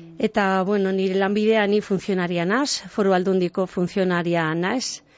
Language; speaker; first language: Basque; non-native, local second language; Spanish